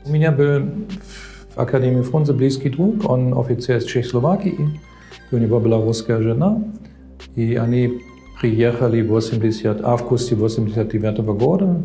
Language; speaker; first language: Russian; non-native, fluent; German